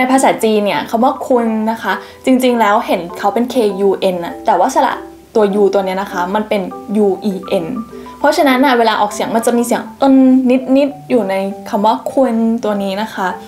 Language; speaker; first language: Thai; native; Thai